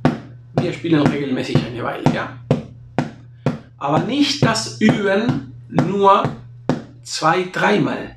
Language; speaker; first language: German; non-native, fluent; Spanish